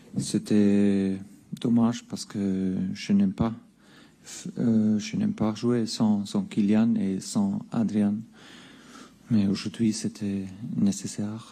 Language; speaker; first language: French; non-native, fluent; German